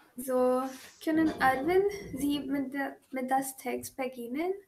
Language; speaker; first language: German; non-native, learner; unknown